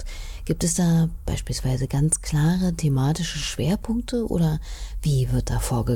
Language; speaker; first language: German; native; German